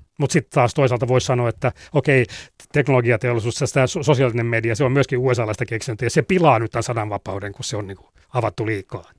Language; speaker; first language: Finnish; native; Finnish